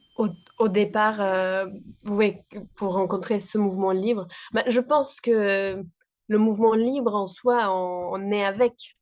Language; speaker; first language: French; non-native, fluent; Spanish